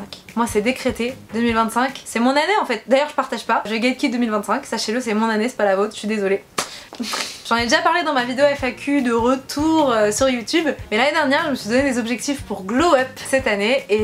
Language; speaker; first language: French; native; French